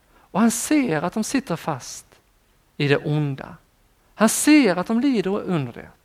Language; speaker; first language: Swedish; native; Swedish